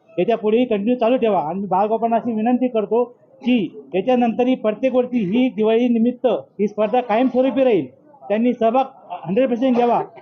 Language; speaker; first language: Marathi; native; Marathi